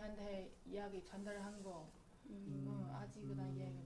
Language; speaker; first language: Korean; non-native, learner; Chinese